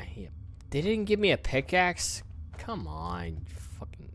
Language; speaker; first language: English; native; English